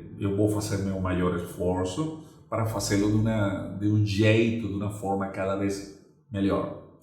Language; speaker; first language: Portuguese; non-native, fluent; Spanish